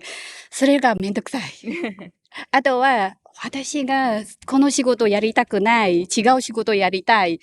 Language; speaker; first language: Japanese; non-native, learner; Khmer